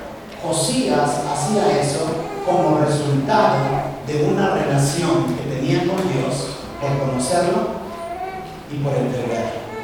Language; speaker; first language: Spanish; native; Spanish